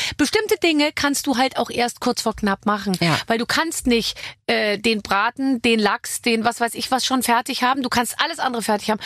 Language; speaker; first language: German; native; German